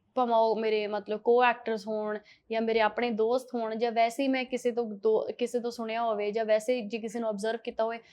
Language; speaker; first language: Punjabi; early bilingual, heritage; Punjabi